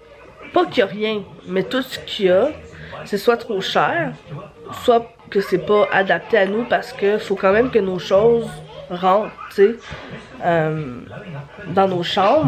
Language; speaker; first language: French; native; French